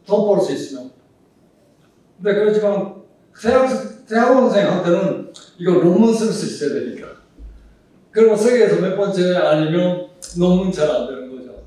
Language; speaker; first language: Korean; early bilingual, heritage; Japanese